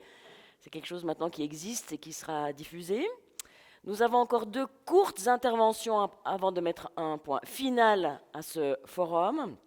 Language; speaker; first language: French; native; French